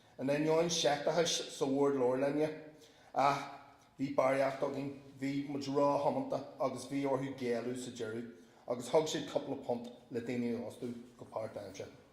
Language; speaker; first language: Irish; non-native, local second language; English